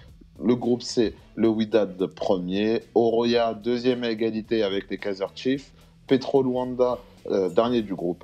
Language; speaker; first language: French; native; French